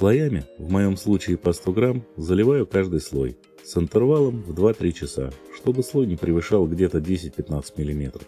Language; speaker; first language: Russian; native; Russian